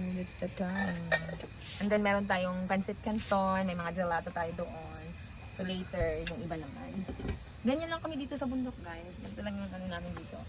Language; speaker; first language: Filipino; native; Filipino